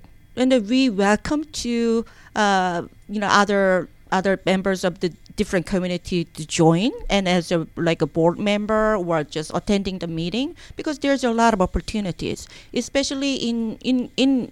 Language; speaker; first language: English; non-native, learner; Korean